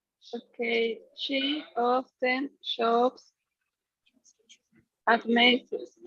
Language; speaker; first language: English; non-native, learner; Spanish